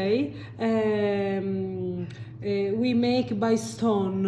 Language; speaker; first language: English; non-native, learner; Italian